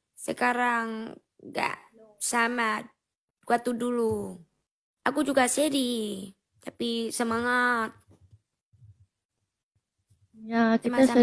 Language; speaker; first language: Indonesian; non-native, learner; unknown